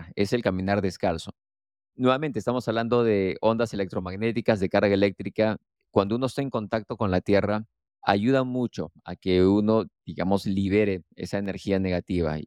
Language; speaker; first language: Spanish; native; Spanish